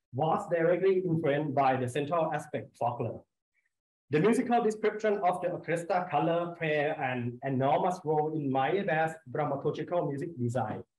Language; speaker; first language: English; non-native, learner; Thai